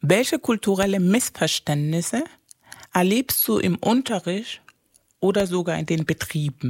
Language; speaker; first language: German; non-native, fluent; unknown